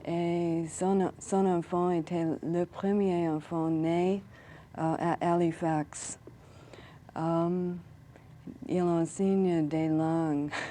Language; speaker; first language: French; non-native, learner; English